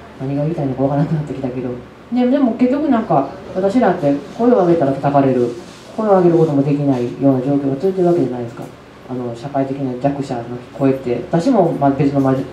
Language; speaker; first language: Japanese; native; Japanese